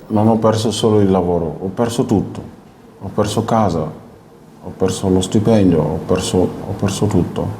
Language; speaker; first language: Italian; non-native, fluent; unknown